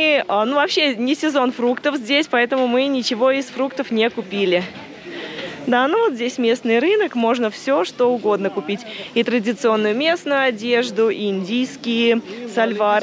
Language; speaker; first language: Russian; native; Russian